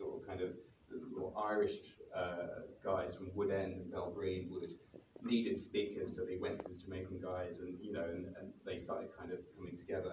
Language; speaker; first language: English; native; English